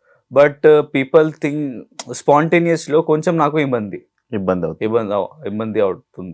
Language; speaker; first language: Telugu; non-native, learner; Hindi